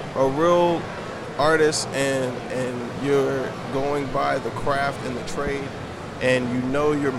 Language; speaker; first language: English; native; English